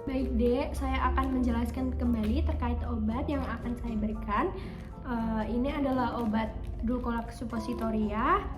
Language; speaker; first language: Indonesian; native; Indonesian